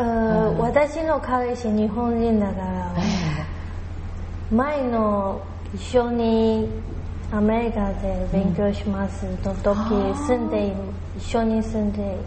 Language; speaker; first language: Japanese; non-native, learner; Chinese